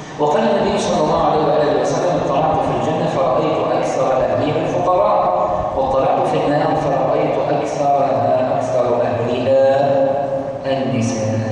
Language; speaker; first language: Arabic; native; Arabic